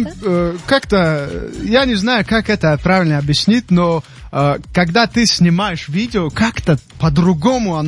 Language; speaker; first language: Russian; non-native, local second language; Tajik